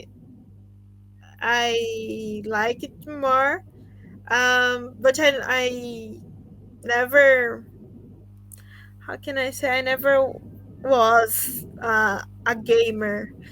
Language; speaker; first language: English; non-native, learner; Portuguese